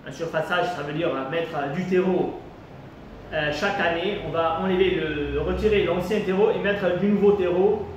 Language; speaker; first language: French; non-native, local second language; Arabic